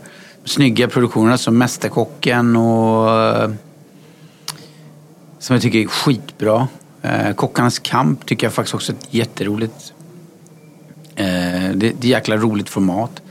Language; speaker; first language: Swedish; native; Swedish